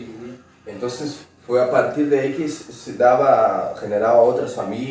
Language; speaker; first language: Spanish; non-native, fluent; Portuguese